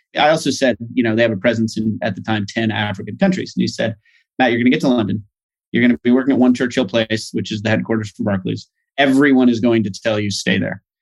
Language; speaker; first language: English; native; English